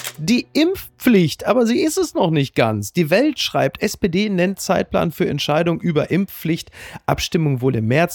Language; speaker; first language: German; native; German